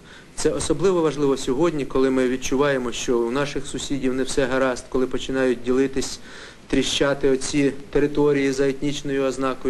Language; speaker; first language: Ukrainian; native; Ukrainian